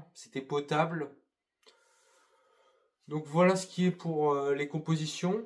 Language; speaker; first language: French; native; French